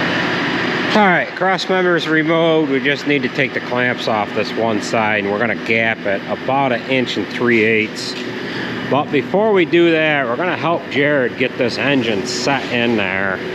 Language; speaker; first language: English; native; English